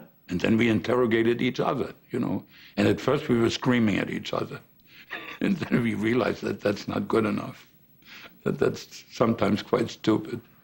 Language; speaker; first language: English; non-native, fluent; German